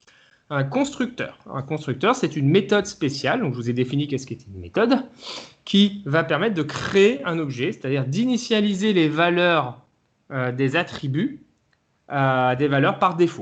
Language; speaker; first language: French; native; French